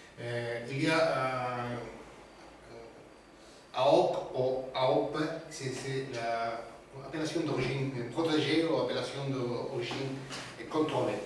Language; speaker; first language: French; non-native, learner; Spanish